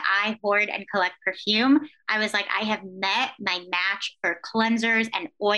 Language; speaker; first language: English; native; English